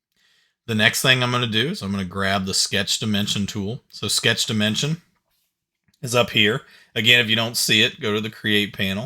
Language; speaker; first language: English; native; English